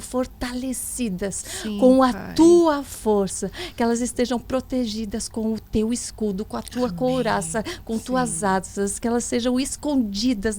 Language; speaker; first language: Portuguese; native; Portuguese